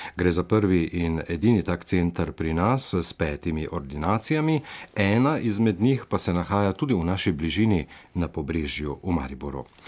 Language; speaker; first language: Slovenian; native; Slovenian